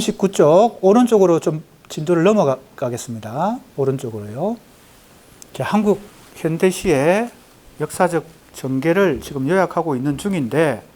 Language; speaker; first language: Korean; native; Korean